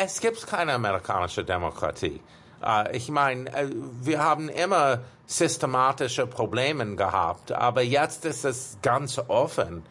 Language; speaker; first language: German; non-native, fluent; English